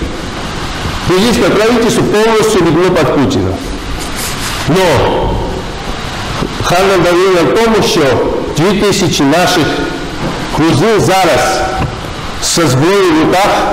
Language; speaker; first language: Ukrainian; non-native, fluent; Georgian